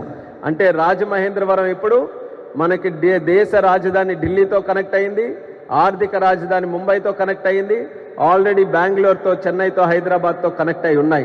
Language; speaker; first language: Telugu; native; Telugu